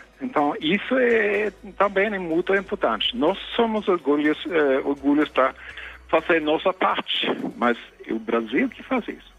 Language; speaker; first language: Portuguese; non-native, fluent; Norwegian